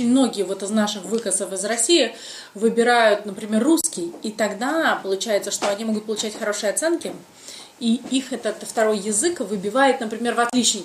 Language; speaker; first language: Russian; native; Russian